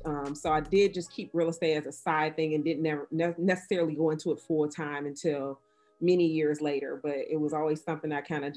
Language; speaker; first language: English; native; English